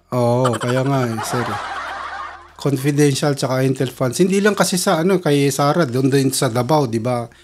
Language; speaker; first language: Filipino; non-native, local second language; Cebuano